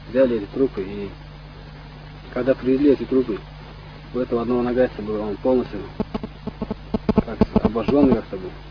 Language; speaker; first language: Russian; non-native, local second language; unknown